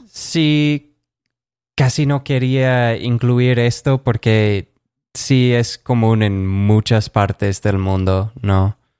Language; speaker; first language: Spanish; non-native, fluent; English